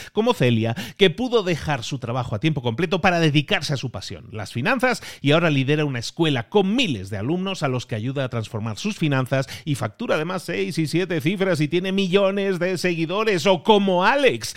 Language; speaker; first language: Spanish; native; Spanish